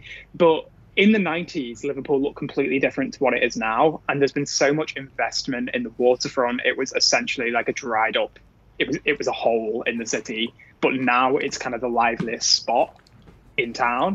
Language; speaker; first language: English; native; English